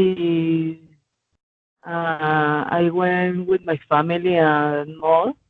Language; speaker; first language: English; non-native, learner; Spanish